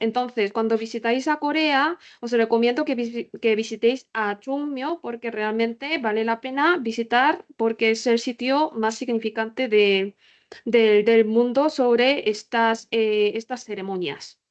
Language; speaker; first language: Spanish; non-native, learner; Korean